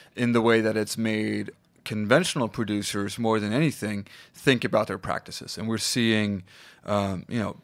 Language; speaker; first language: English; non-native, fluent; Swedish